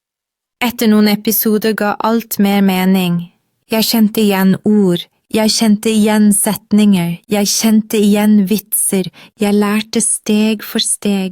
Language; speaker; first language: Norwegian; non-native, fluent; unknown